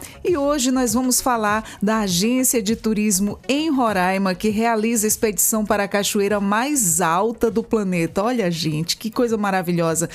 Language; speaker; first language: Portuguese; native; Portuguese